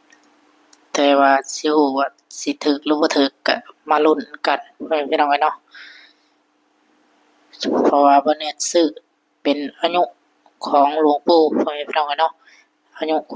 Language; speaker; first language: Thai; non-native, local second language; Northeastern Thai